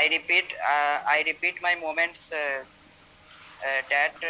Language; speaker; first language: English; non-native, learner; Hindi